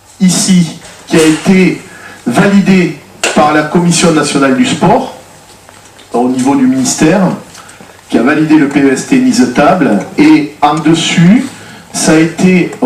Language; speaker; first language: French; native; French